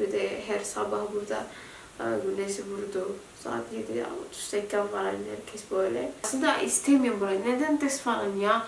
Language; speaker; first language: Turkish; non-native, learner; Indonesian